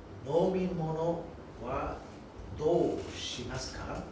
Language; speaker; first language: Japanese; non-native, learner; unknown